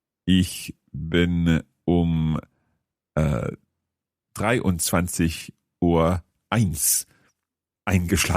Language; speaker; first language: German; non-native, fluent; English